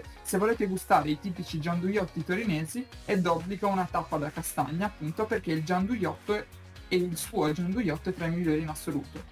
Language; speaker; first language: Italian; native; Italian